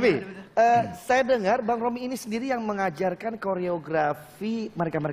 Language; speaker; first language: Indonesian; native; Indonesian